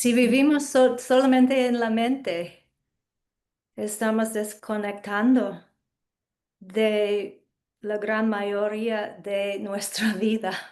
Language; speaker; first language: Spanish; non-native, fluent; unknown